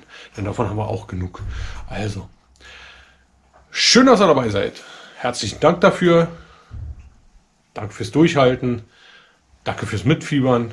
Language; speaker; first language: German; native; German